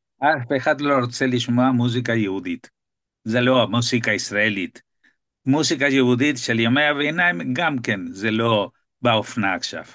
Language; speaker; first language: Hebrew; non-native, fluent; Spanish